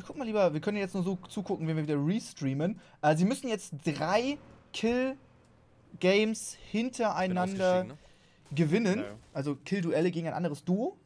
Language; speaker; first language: German; native; German